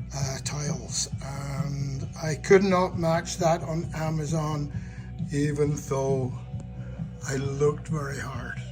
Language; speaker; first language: English; native; English